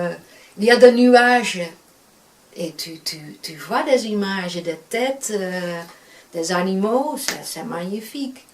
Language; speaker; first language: French; non-native, fluent; Dutch